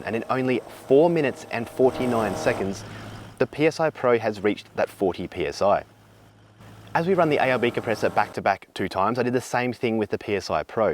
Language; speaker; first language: English; native; English